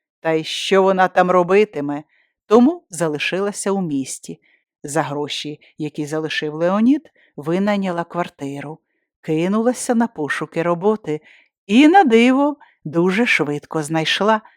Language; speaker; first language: Ukrainian; native; Ukrainian